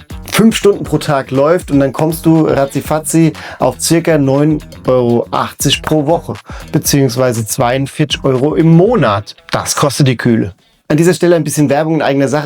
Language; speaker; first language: German; native; German